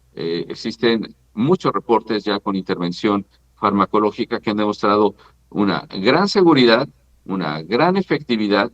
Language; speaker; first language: Spanish; native; Spanish